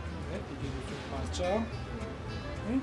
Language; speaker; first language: Turkish; non-native, learner; Italian